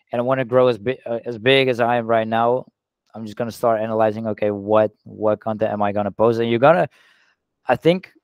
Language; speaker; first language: English; non-native, fluent; Dutch